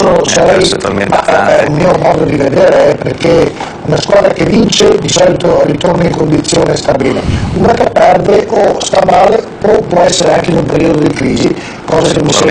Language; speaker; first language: Italian; native; Italian